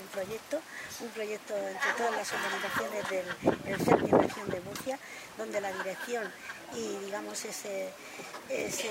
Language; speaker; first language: Spanish; native; Spanish